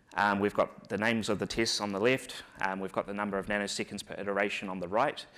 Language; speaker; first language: English; native; English